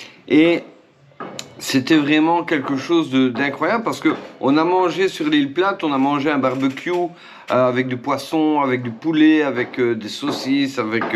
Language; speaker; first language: French; native; French